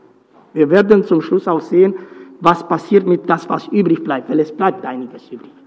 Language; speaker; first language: German; non-native, fluent; Romanian